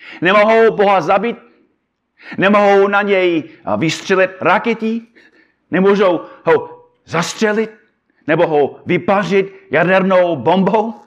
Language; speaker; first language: Czech; non-native, fluent; English